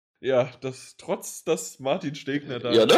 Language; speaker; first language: German; native; German